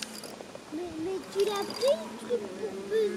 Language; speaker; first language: French; native; French